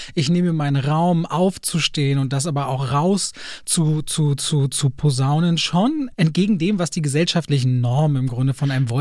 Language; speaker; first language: German; native; German